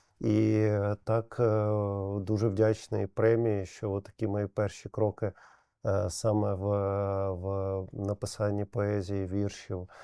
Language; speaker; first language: Ukrainian; non-native, local second language; Russian